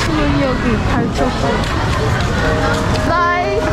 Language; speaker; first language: Korean; non-native, learner; Khmer